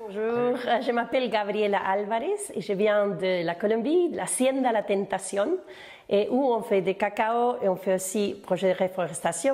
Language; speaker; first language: French; non-native, fluent; Spanish